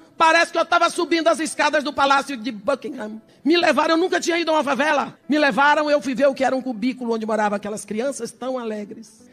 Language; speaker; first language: Portuguese; early bilingual, other home language; English